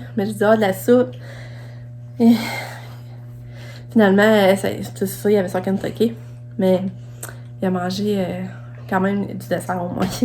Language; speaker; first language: French; native; French